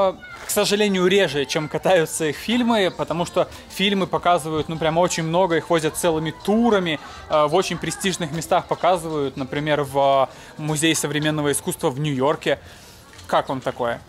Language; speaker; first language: Russian; native; Russian